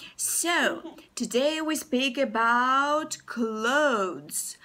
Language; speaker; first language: English; non-native, fluent; Russian